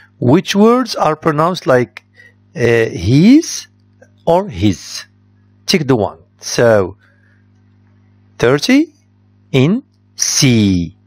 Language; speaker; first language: English; non-native, fluent; Arabic